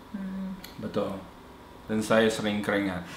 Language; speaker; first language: Indonesian; non-native, fluent; English